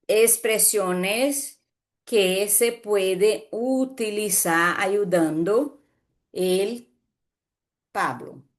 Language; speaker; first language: Spanish; non-native, fluent; Portuguese